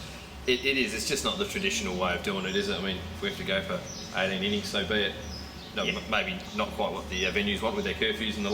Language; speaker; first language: English; native; English